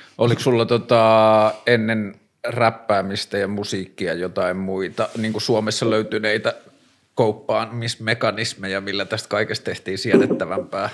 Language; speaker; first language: Finnish; native; Finnish